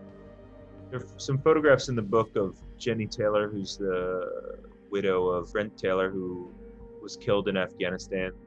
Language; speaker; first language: English; native; English